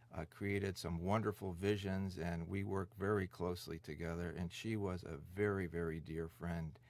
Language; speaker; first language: English; native; English